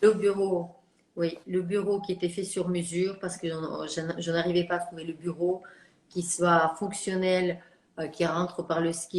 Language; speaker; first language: French; non-native, fluent; Russian